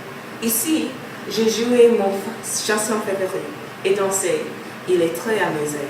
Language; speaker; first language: French; non-native, learner; English